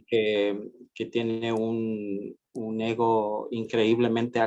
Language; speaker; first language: Spanish; native; Spanish